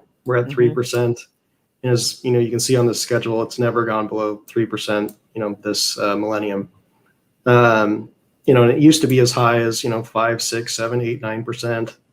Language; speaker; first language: English; native; English